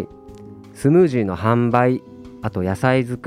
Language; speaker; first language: Japanese; native; Japanese